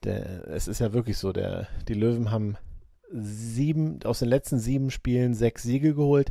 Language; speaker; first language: German; native; German